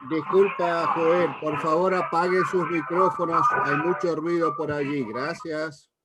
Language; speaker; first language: Spanish; native; Spanish